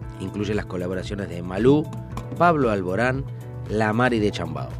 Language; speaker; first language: Spanish; native; Spanish